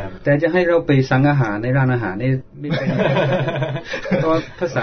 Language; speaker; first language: Thai; non-native, fluent; English